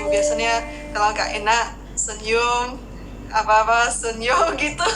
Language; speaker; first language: Indonesian; non-native, fluent; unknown